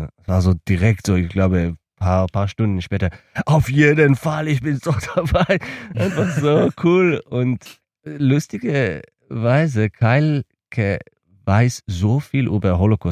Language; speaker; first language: German; non-native, learner; Hebrew